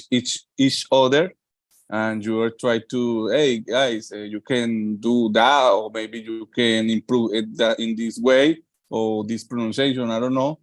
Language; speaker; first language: English; non-native, learner; Spanish